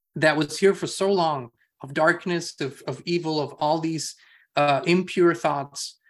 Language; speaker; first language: English; non-native, fluent; German